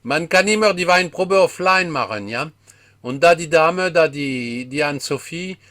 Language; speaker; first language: German; non-native, fluent; French